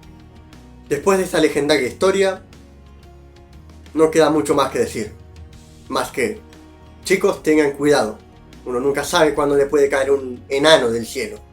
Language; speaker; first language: Spanish; native; Spanish